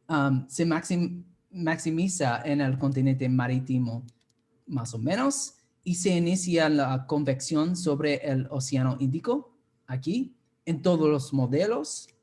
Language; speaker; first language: Spanish; non-native, fluent; English